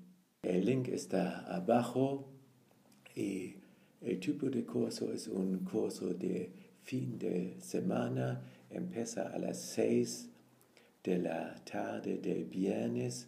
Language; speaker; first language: Spanish; non-native, fluent; German